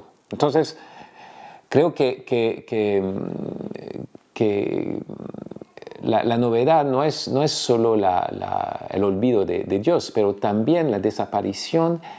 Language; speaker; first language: Spanish; non-native, fluent; French